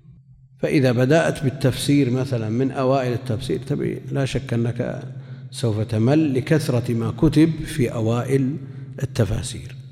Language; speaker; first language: Arabic; native; Arabic